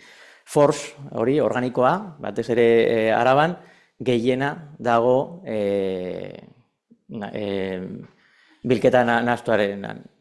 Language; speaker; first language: Basque; non-native, local second language; Spanish